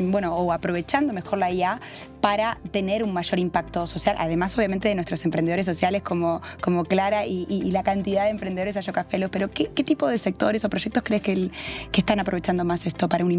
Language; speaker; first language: Spanish; native; Spanish